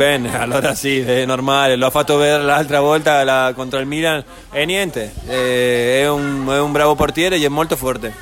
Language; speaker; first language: Italian; non-native, fluent; Spanish